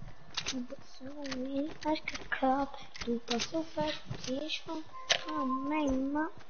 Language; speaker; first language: German; non-native, learner; Portuguese